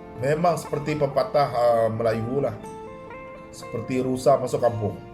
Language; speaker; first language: Malay; non-native, local second language; Iban